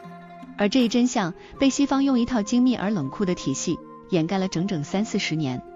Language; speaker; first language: Chinese; native; Chinese